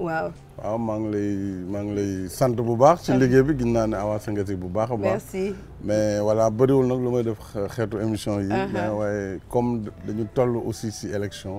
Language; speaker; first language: Wolof; non-native, local second language; Fula